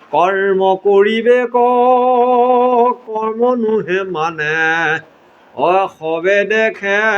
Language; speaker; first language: Assamese; native; Assamese